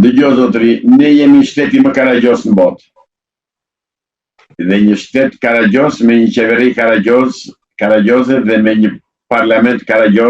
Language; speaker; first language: Albanian; native; Albanian